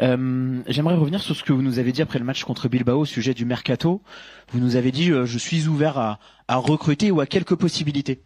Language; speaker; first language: French; native; French